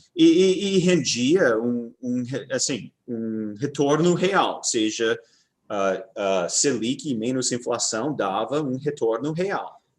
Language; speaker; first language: Portuguese; non-native, fluent; English